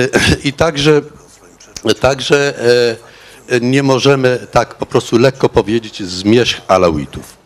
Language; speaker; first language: Polish; non-native, fluent; Arabic